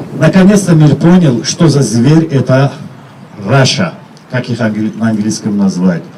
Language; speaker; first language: Russian; non-native, local second language; Chechen